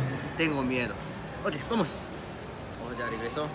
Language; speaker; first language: Spanish; non-native, learner; Japanese